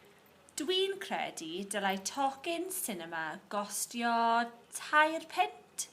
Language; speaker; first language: Welsh; non-native, local second language; English